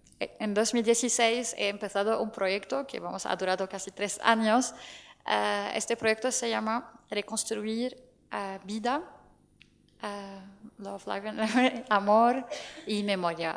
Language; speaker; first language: Spanish; non-native, fluent; Arabic